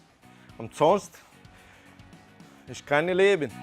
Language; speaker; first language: German; non-native, fluent; Italian